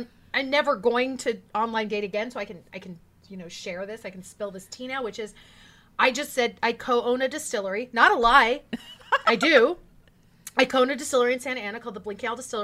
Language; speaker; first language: English; native; English